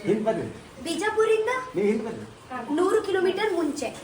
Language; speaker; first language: Kannada; non-native, local second language; Tulu